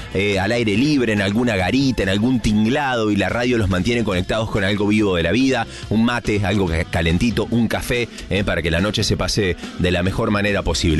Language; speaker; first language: Spanish; native; Spanish